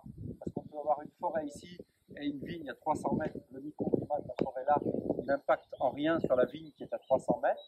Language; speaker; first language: French; native; French